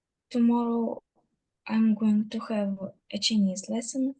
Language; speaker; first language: English; non-native, learner; Russian